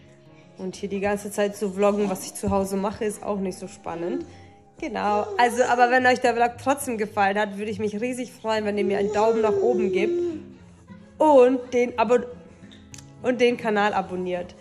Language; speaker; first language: German; native; German